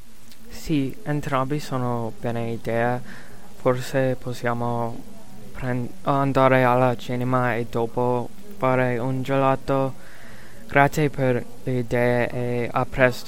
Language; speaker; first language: Italian; non-native, learner; English